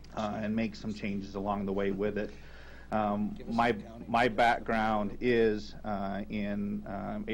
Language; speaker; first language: English; native; English